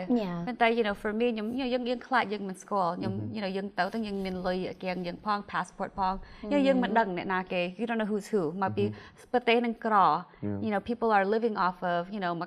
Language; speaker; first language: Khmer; early bilingual, heritage; Khmer